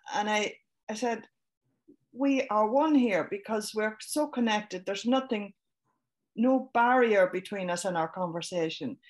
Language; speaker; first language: English; native; English